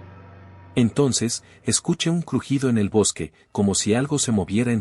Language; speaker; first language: Spanish; native; Spanish